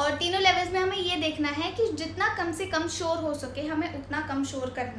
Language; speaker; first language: Hindi; native; Hindi